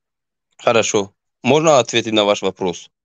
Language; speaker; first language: Russian; non-native, local second language; Tajik